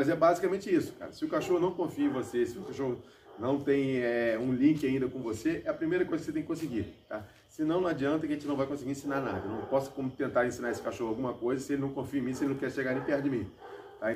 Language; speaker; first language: Portuguese; native; Portuguese